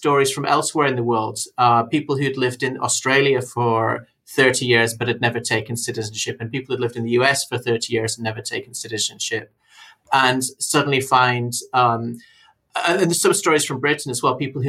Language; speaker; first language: English; native; English